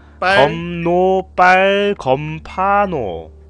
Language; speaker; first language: Korean; native; Korean